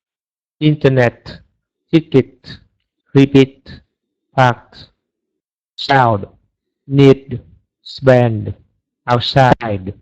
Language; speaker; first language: English; non-native, learner; Vietnamese